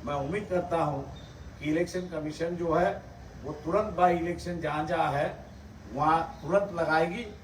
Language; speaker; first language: Hindi; non-native, local second language; Marathi